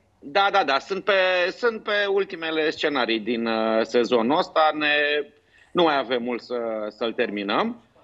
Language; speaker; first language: Romanian; native; Romanian